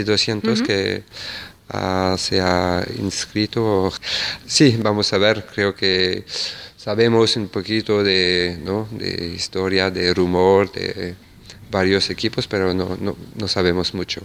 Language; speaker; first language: Spanish; non-native, fluent; French